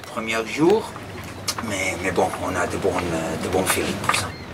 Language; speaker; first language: French; non-native, fluent; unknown